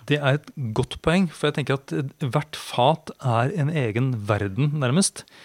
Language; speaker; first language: Norwegian; native; Norwegian